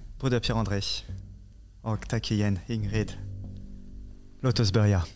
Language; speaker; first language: Swedish; non-native, fluent; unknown